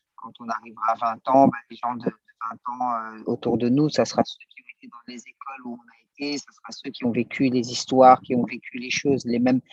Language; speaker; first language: French; native; French